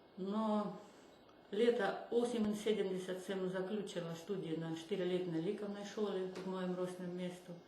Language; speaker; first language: Slovenian; non-native, fluent; Russian